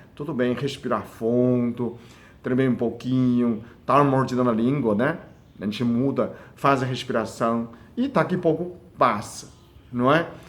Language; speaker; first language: Portuguese; non-native, fluent; Chinese